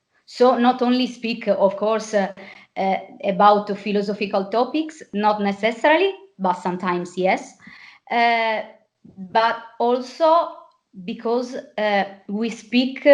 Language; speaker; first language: English; non-native, fluent; Italian